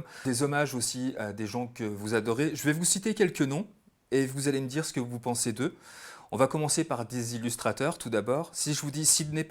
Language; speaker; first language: French; native; French